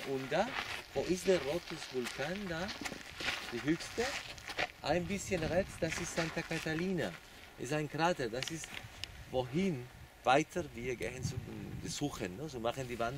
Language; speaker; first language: German; non-native, learner; Spanish